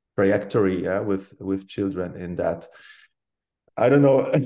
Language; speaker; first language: English; non-native, fluent; Polish